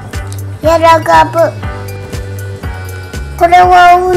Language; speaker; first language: Japanese; native; Japanese